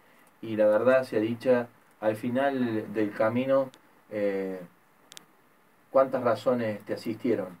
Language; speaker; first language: Spanish; native; Spanish